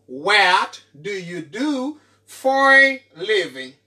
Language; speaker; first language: English; non-native, fluent; Haitian Creole